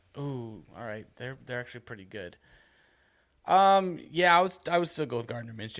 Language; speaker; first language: English; native; English